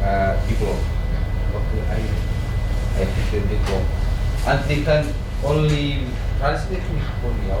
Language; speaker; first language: English; non-native, learner; Arabic